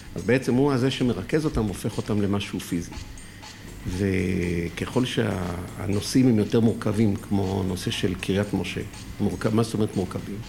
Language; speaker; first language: Hebrew; early bilingual, other home language; French